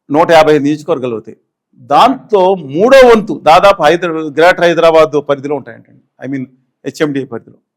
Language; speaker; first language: Telugu; native; Telugu